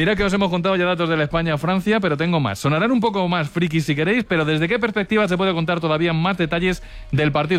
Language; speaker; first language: Spanish; native; Spanish